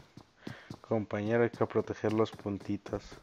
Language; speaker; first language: Spanish; native; Spanish